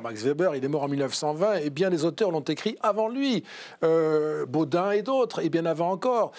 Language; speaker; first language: French; native; French